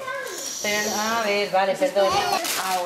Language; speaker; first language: Spanish; native; Spanish